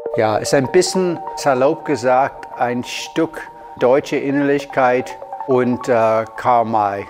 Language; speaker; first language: German; non-native, fluent; English